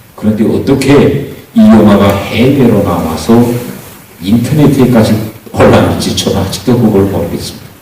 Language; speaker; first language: Korean; native; Korean